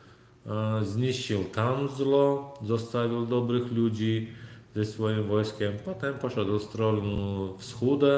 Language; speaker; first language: Polish; non-native, learner; Turkmen